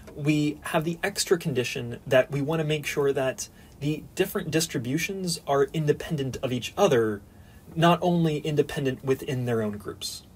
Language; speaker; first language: English; native; English